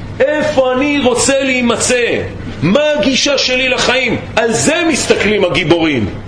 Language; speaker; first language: Hebrew; native; Hebrew